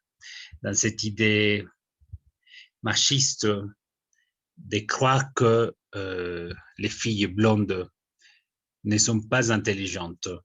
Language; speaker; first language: French; non-native, fluent; Spanish